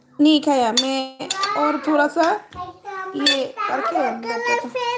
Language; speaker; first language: Hindi; non-native, learner; Bangla